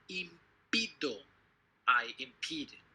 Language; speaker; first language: Spanish; non-native, fluent; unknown